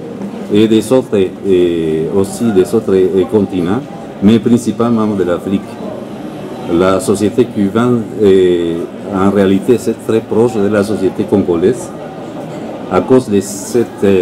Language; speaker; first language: French; non-native, learner; Spanish